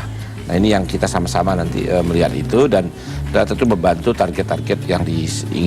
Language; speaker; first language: Indonesian; native; Indonesian